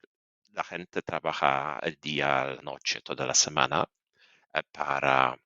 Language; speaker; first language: Spanish; non-native, fluent; Polish